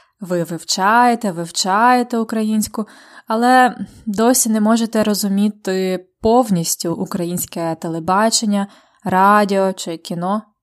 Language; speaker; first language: Ukrainian; native; Ukrainian